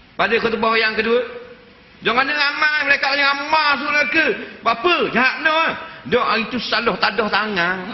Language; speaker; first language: Malay; native; Malay